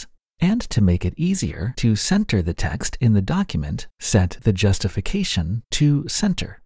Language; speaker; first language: English; native; English